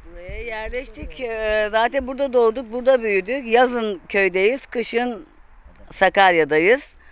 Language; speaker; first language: Turkish; native; Turkish